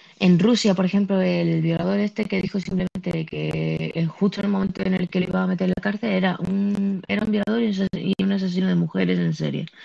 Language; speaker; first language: Spanish; native; Spanish